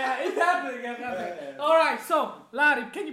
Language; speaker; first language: English; non-native, fluent; Hungarian